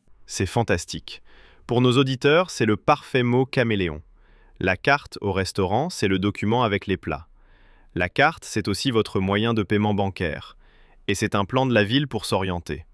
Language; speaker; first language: French; native; French